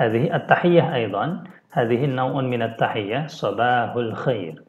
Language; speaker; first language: Arabic; non-native, fluent; Indonesian